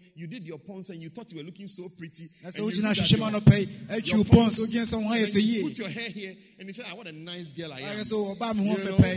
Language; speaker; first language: English; non-native, local second language; Akan